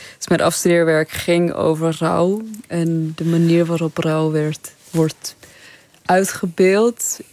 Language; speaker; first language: Dutch; early bilingual, other home language; Persian